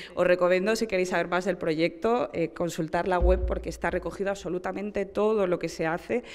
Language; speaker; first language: Spanish; native; Spanish